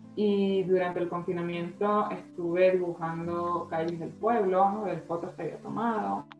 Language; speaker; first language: Spanish; native; Spanish